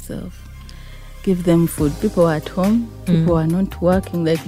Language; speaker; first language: English; non-native, local second language; Ganda